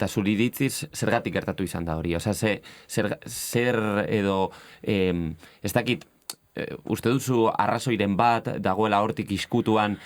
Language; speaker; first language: Basque; native; Basque